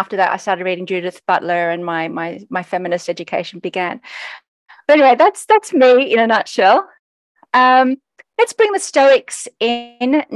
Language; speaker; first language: English; native; English